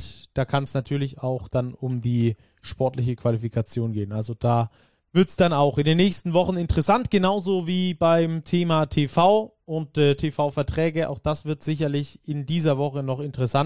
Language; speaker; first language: German; native; German